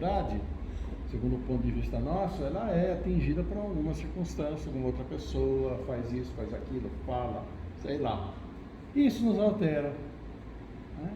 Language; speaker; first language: Portuguese; native; Portuguese